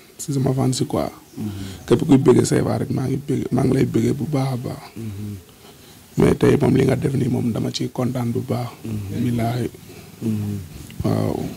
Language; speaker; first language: Wolof; non-native, local second language; Serer